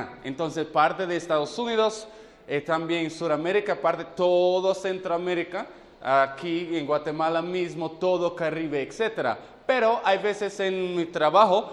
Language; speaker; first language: Spanish; non-native, fluent; English